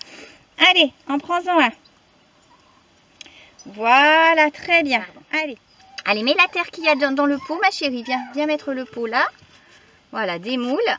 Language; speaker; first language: French; native; French